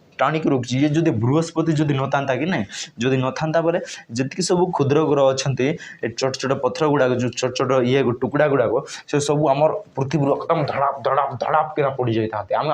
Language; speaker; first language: Odia; non-native, local second language; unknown